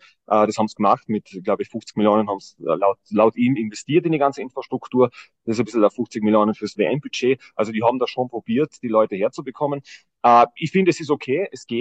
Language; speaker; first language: German; native; German